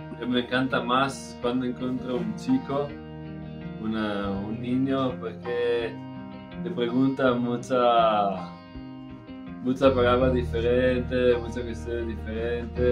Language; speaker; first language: Spanish; non-native, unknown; Italian